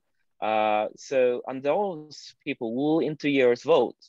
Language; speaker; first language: English; non-native, fluent; Polish